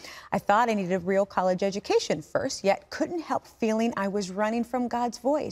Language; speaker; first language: English; native; English